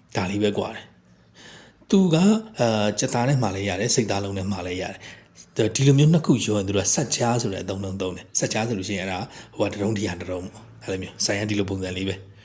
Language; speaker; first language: Burmese; native; Burmese